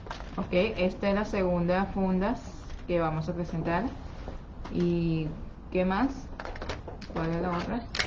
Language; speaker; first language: Spanish; non-native, fluent; Chinese